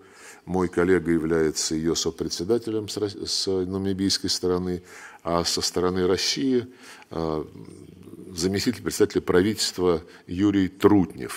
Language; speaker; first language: Russian; native; Russian